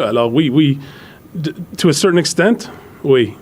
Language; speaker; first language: French; non-native, fluent; English